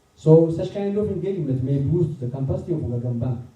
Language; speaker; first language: English; non-native, local second language; Amharic